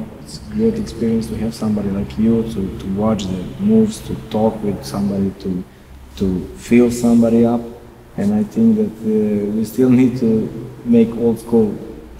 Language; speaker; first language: English; non-native, learner; Serbian